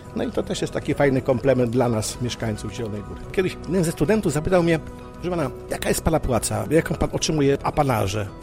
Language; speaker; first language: Polish; native; Polish